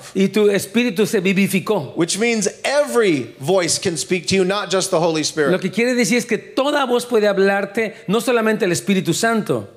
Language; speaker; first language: English; native; English